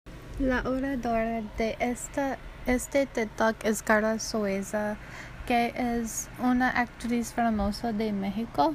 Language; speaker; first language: Spanish; non-native, learner; English